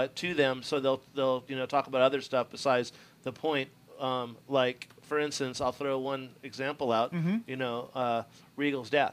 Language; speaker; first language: English; native; English